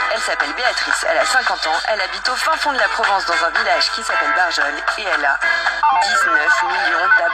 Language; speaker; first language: French; native; French